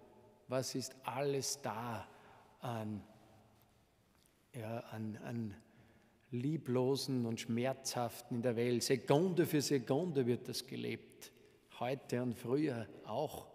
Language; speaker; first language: German; native; German